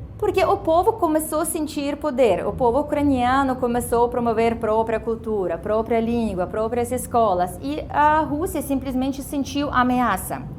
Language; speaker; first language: Portuguese; non-native, fluent; Ukrainian